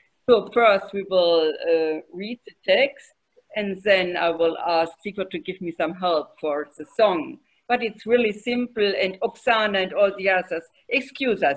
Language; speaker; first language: English; non-native, fluent; German